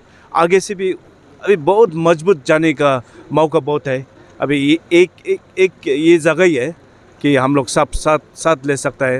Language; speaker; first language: Hindi; non-native, learner; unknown